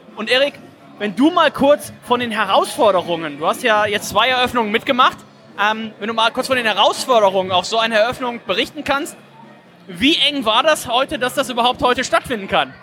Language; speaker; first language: German; native; German